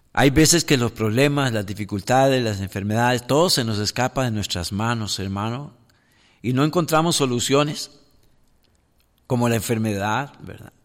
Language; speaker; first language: Spanish; native; Spanish